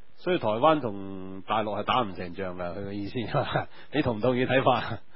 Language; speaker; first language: Chinese; non-native, local second language; Cantonese